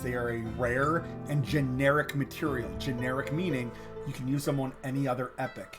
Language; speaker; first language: English; native; English